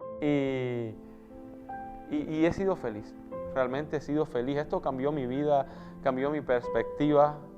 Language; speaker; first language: Spanish; native; Spanish